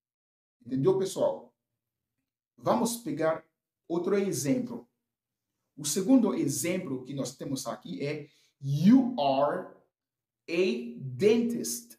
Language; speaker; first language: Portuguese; non-native, fluent; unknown